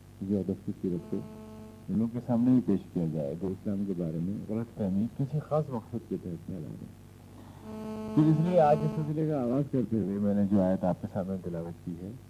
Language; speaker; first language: Urdu; native; Urdu